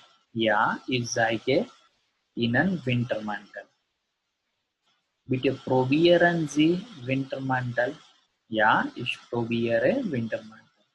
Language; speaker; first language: German; non-native, learner; Gujarati